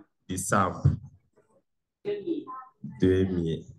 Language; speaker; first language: French; non-native, learner; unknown